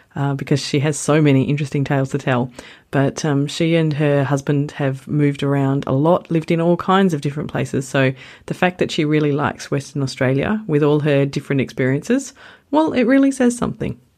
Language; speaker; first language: English; native; English